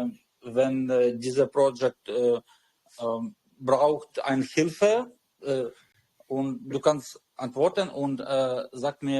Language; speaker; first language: German; non-native, learner; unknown